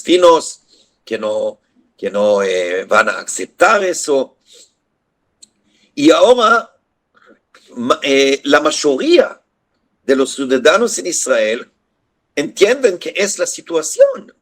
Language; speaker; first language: Spanish; non-native, fluent; Hebrew